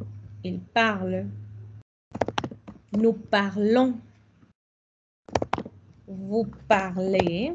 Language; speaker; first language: French; non-native, fluent; Spanish